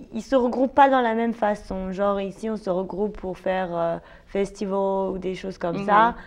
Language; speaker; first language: French; native; French